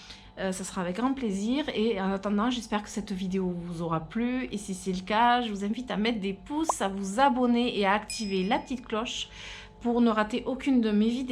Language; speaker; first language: French; native; French